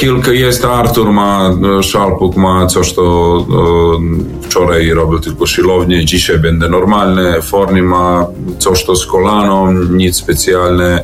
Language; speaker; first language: Polish; non-native, learner; Serbian